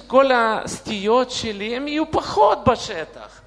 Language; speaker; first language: Hebrew; non-native, fluent; Russian